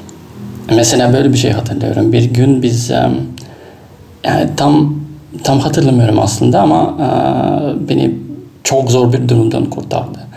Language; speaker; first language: Turkish; non-native, fluent; Russian